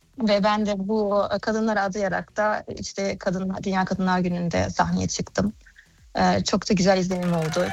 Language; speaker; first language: Turkish; early bilingual, heritage; Turkish